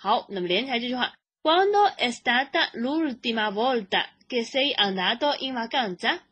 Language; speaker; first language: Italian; non-native, fluent; Chinese